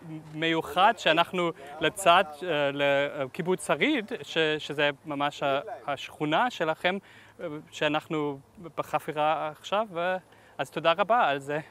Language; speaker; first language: Hebrew; non-native, fluent; German